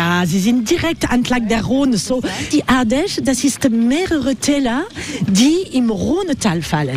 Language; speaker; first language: German; non-native, learner; French